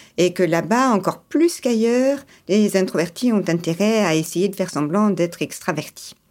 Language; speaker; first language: French; early bilingual, other home language; English